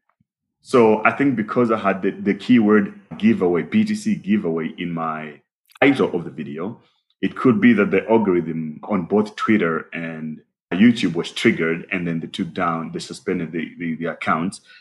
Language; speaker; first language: English; non-native, local second language; Nyanja